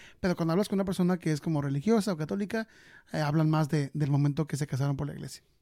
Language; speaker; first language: Spanish; early bilingual, heritage; Spanish